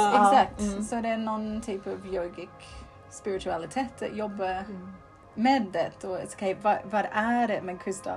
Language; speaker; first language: Swedish; non-native, fluent; English